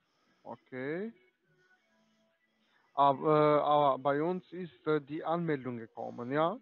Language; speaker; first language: German; non-native, learner; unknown